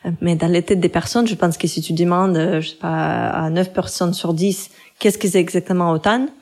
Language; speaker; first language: French; non-native, fluent; Russian